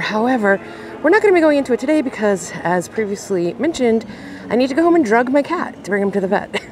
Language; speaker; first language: English; native; English